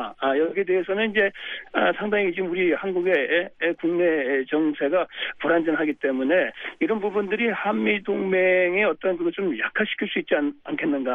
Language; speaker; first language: Korean; native; Korean